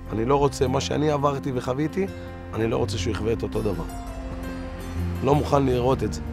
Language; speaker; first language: Hebrew; native; Hebrew